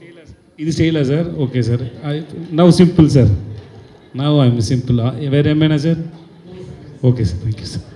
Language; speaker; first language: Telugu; non-native, learner; Tamil